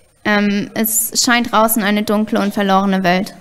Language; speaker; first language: German; native; German